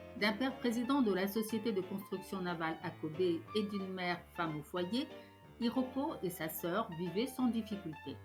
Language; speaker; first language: French; native; French